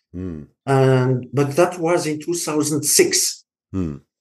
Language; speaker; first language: English; non-native, fluent; French